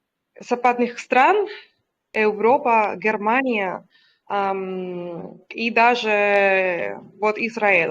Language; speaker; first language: Russian; non-native, learner; Spanish